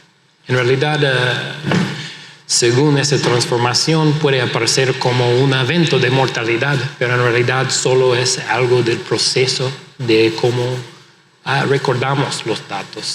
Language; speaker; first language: Spanish; non-native, fluent; English